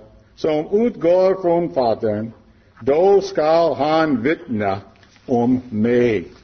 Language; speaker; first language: Swedish; non-native, learner; English